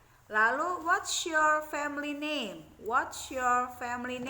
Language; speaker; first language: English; non-native, fluent; Indonesian